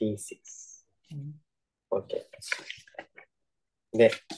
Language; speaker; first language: Korean; non-native, learner; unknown